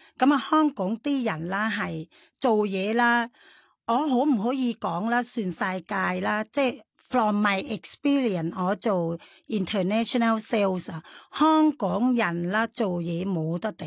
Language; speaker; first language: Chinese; non-native, fluent; Thai